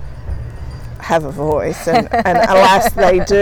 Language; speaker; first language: English; native; English